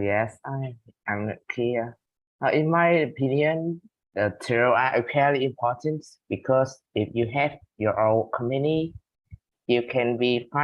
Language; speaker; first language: English; non-native, learner; Vietnamese